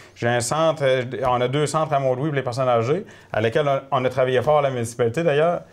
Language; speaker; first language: French; native; French